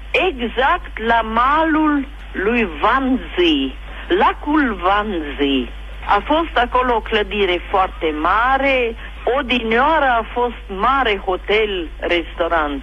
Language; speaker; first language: Romanian; non-native, local second language; German